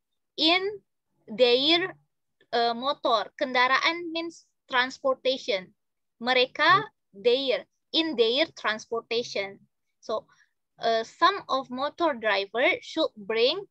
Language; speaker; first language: English; non-native, fluent; Indonesian